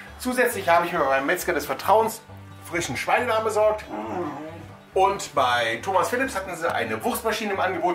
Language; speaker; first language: German; native; German